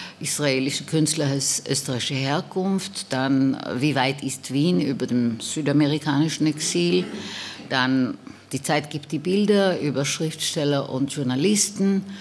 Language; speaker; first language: German; non-native, fluent; Hebrew